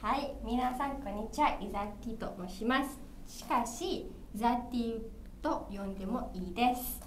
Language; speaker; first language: Japanese; non-native, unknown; Malay